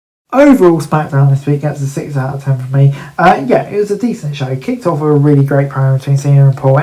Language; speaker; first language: English; native; English